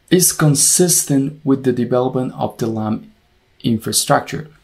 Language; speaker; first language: English; non-native, fluent; Spanish